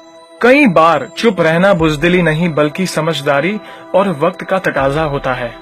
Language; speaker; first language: Hindi; native; Hindi